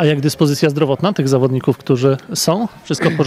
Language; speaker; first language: Polish; native; Polish